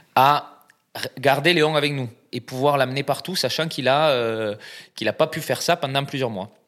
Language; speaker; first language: French; native; French